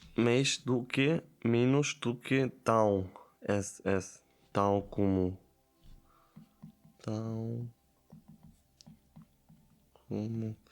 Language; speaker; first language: Portuguese; non-native, learner; German